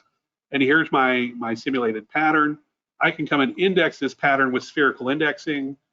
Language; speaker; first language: English; native; English